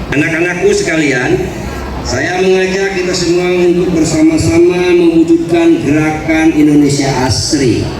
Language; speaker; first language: Indonesian; native; Indonesian